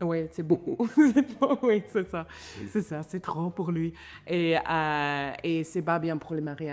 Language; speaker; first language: French; non-native, fluent; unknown